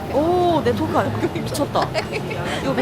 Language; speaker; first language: Korean; native; Korean